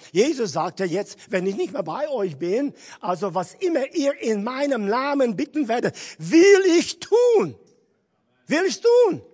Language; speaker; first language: German; non-native, fluent; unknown